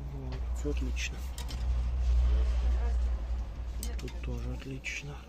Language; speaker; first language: Russian; native; Russian